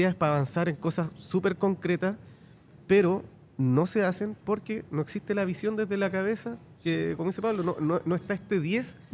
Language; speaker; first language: Spanish; native; Spanish